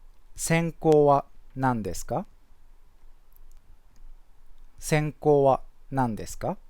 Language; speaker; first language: Japanese; non-native, fluent; English